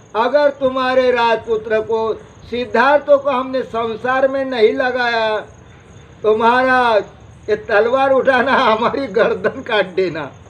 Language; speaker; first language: Hindi; non-native, local second language; Marathi